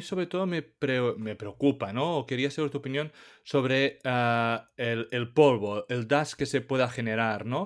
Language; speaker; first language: Spanish; native; Spanish